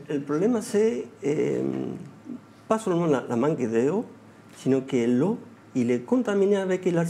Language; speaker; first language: French; non-native, fluent; Spanish